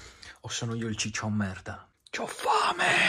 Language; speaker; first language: Italian; native; Italian